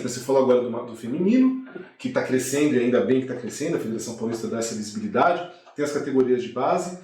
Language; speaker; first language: Portuguese; native; Portuguese